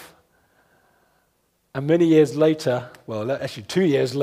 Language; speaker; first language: English; native; English